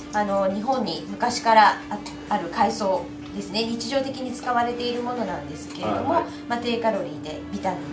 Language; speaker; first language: Japanese; native; Japanese